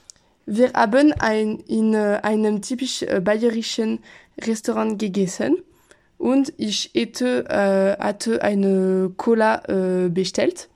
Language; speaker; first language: German; non-native, learner; French